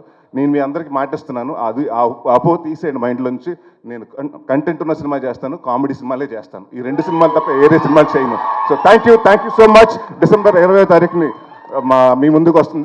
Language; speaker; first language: Telugu; native; Telugu